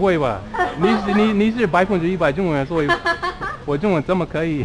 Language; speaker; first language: Chinese; non-native, learner; English